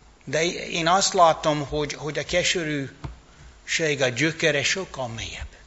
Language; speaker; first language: Hungarian; non-native, fluent; English